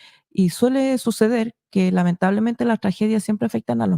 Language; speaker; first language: Spanish; native; Spanish